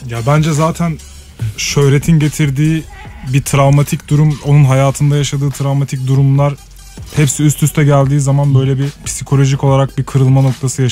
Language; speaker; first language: Turkish; native; Turkish